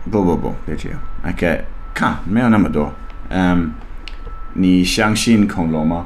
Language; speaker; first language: Chinese; non-native, learner; English